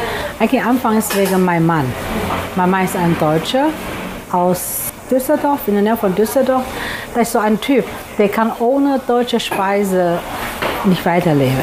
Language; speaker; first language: German; non-native, fluent; Chinese